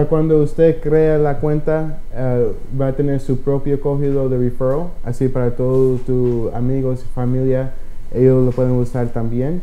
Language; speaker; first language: Spanish; early bilingual, heritage; Spanish